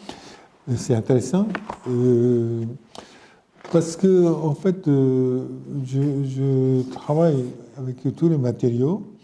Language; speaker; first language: French; non-native, fluent; Japanese